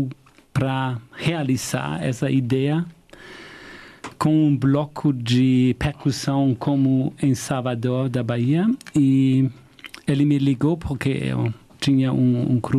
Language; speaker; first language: Portuguese; non-native, fluent; German